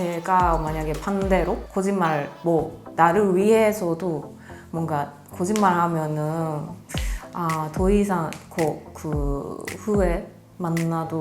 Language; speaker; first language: Korean; non-native, fluent; Japanese